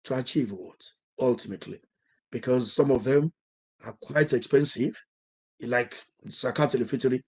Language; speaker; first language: English; non-native, local second language; Yoruba